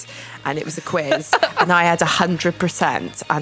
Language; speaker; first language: English; native; English